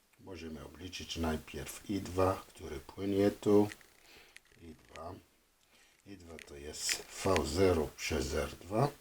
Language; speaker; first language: Polish; non-native, fluent; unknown